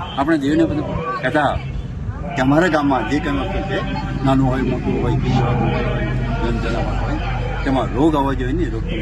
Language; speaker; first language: Gujarati; non-native, local second language; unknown